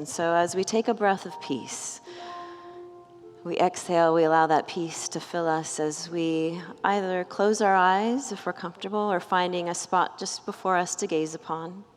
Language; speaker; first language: English; native; English